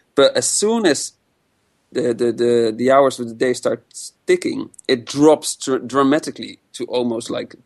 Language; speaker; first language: English; non-native, fluent; Dutch